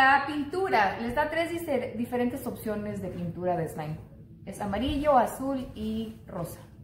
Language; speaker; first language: Spanish; native; Spanish